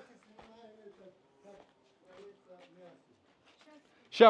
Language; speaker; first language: Russian; non-native, local second language; Tajik